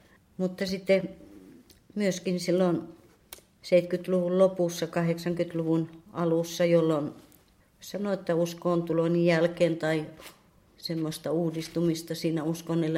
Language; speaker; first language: Finnish; native; Finnish